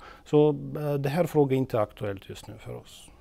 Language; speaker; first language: Swedish; non-native, fluent; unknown